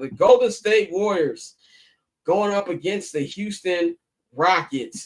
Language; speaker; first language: English; native; English